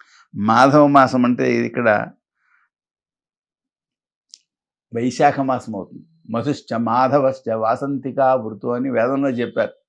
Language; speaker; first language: Telugu; native; Telugu